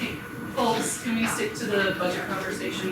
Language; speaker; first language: English; native; English